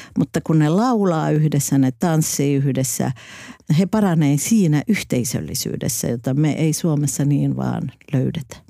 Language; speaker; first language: Finnish; native; Finnish